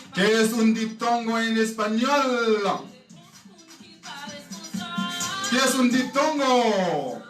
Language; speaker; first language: Spanish; non-native, learner; Haitian Creole